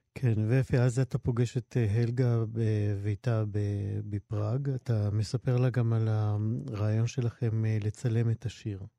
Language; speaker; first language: Hebrew; native; Hebrew